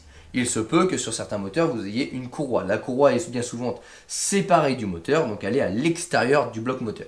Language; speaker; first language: French; native; French